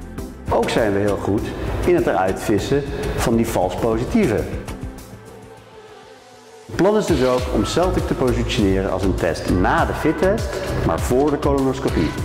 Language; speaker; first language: Dutch; native; Dutch